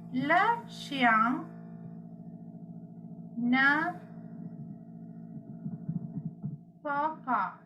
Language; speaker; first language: French; non-native, learner; Sinhala